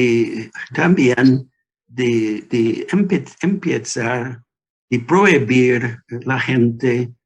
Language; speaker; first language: Spanish; non-native, learner; English